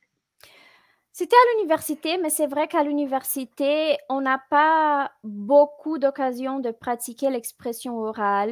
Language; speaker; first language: French; non-native, fluent; Portuguese